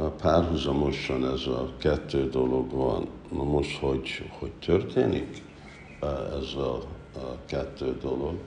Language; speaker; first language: Hungarian; early bilingual, heritage; Hungarian